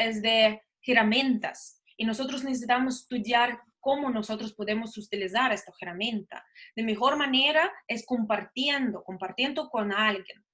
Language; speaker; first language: Spanish; non-native, learner; Russian